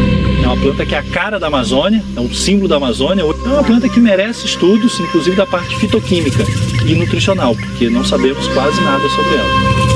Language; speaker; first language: Portuguese; native; Portuguese